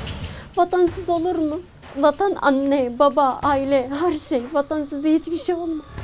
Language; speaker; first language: Turkish; non-native, learner; Arabic